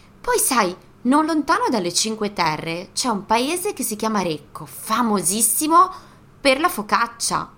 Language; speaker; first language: Italian; native; Italian